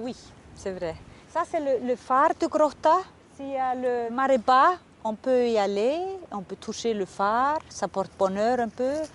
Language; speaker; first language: French; non-native, fluent; Icelandic